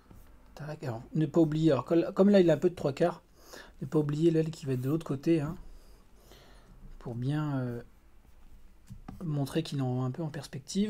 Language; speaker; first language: French; native; French